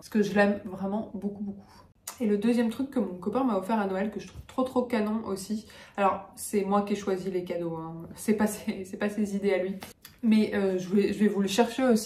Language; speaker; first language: French; native; French